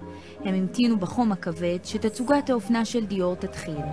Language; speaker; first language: Hebrew; native; Hebrew